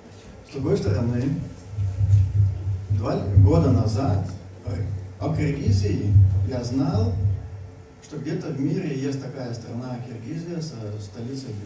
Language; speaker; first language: Russian; non-native, fluent; Lithuanian